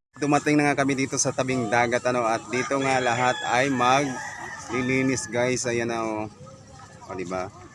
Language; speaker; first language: Filipino; native; Filipino